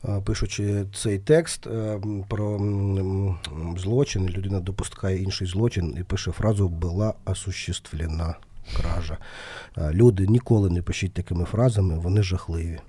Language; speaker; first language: Ukrainian; non-native, local second language; Russian